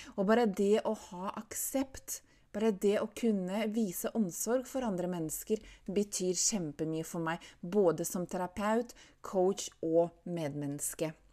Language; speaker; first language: Norwegian; non-native, fluent; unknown